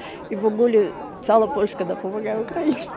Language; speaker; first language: Polish; non-native, learner; Russian